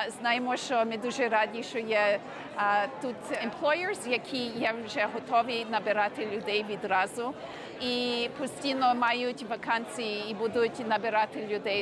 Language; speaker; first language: Ukrainian; early bilingual, heritage; Ukrainian